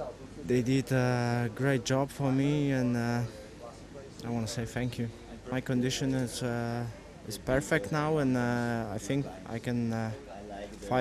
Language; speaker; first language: English; non-native, fluent; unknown